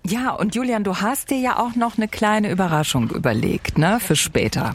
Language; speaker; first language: German; native; German